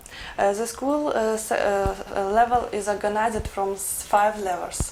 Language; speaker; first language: English; non-native, learner; Ukrainian